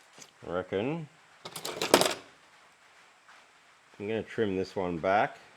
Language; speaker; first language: English; native; English